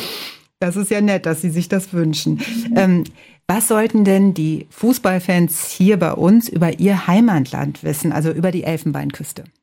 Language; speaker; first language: German; native; German